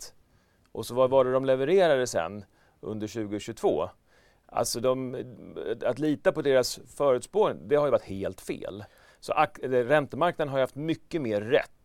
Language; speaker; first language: Swedish; native; Swedish